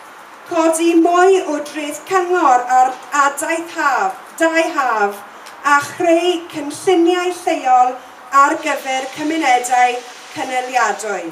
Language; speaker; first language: Welsh; non-native, local second language; English